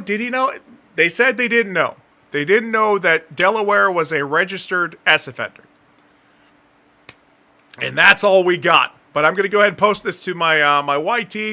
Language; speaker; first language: English; native; English